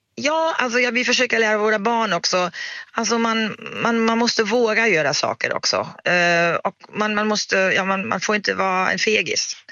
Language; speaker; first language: Swedish; non-native, fluent; German